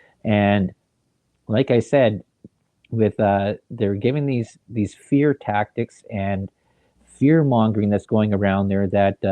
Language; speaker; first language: English; native; English